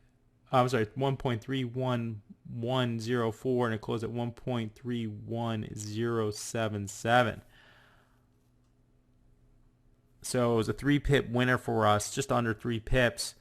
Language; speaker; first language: English; native; English